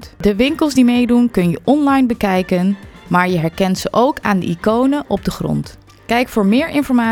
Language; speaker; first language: Dutch; native; Dutch